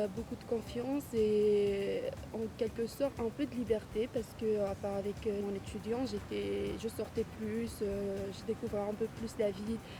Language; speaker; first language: French; non-native, fluent; Arabic